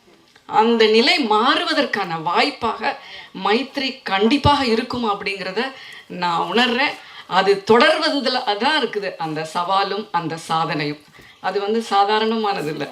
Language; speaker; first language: Tamil; native; Tamil